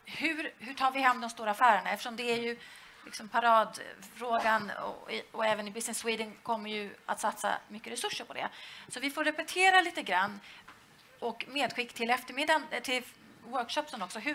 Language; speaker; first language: Swedish; native; Swedish